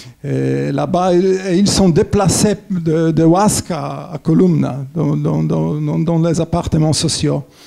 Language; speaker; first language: French; non-native, fluent; Polish